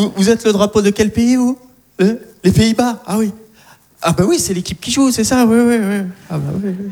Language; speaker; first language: French; early bilingual, other home language; Arabic